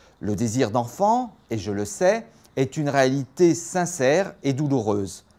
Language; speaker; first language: French; native; French